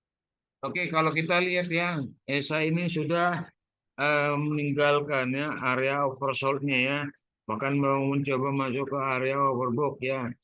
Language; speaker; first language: Indonesian; native; Indonesian